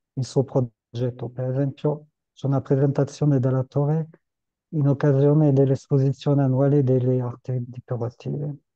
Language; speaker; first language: Italian; non-native, fluent; French